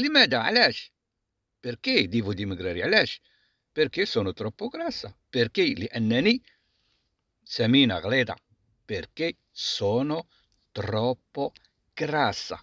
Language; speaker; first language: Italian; non-native, fluent; Arabic